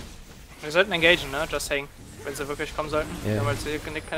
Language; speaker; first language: German; native; German